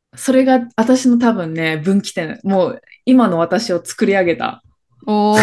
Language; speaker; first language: Japanese; early bilingual, other home language; Filipino